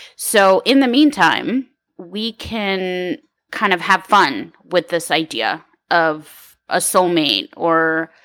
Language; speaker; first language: English; early bilingual, other home language; Ukrainian